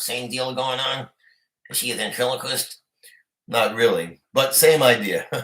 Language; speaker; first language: English; native; English